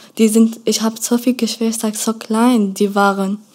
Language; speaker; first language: German; non-native, learner; Kurdish